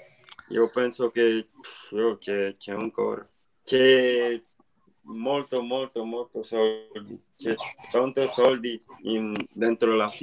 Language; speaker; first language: Italian; non-native, learner; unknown